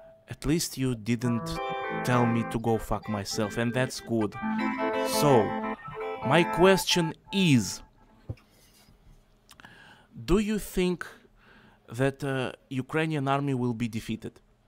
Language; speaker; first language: English; non-native, fluent; Russian